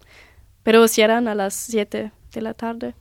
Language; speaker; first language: Spanish; non-native, learner; German